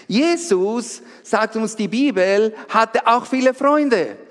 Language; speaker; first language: German; non-native, fluent; Spanish